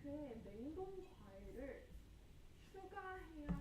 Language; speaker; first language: Korean; non-native, fluent; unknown